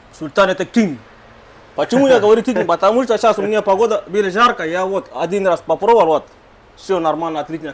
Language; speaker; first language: Russian; non-native, learner; Kyrgyz